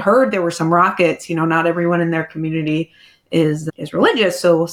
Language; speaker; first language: English; native; English